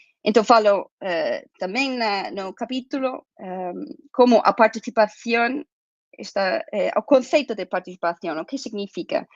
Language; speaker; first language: Galician; non-native, fluent; English